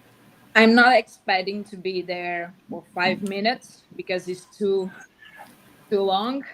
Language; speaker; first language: English; non-native, learner; Portuguese